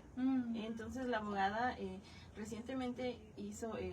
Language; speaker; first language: Spanish; native; Spanish